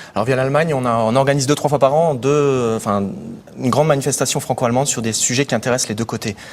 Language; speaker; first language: French; native; French